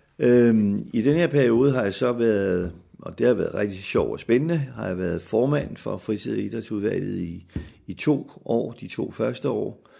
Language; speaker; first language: Danish; native; Danish